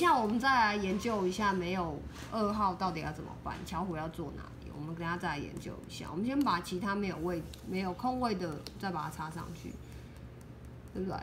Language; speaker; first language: Chinese; native; Chinese